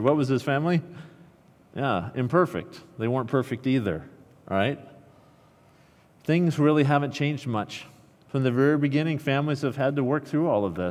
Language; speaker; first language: English; native; English